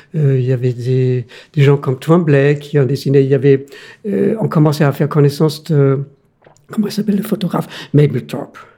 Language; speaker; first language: French; non-native, fluent; Danish